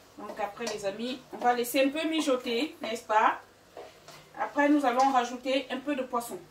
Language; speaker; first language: French; non-native, local second language; Fang